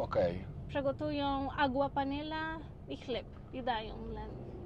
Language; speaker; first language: Polish; non-native, learner; Spanish